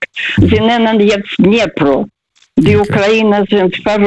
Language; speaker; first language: German; early bilingual, other home language; Russian